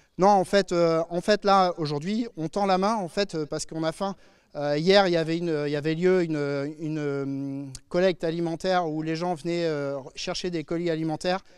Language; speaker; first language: French; native; French